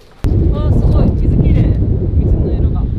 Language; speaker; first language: Polish; non-native, learner; Japanese